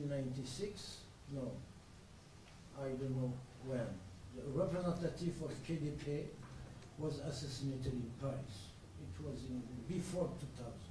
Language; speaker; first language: English; non-native, learner; French